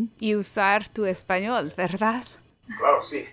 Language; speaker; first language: Spanish; non-native, fluent; English